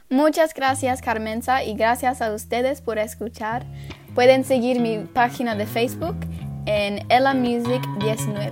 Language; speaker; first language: Spanish; non-native, fluent; English